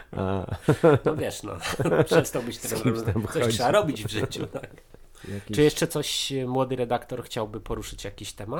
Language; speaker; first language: Polish; native; Polish